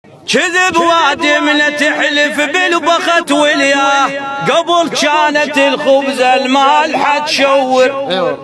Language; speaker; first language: Arabic; native; Arabic